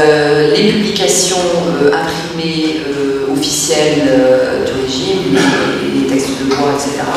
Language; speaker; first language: French; native; French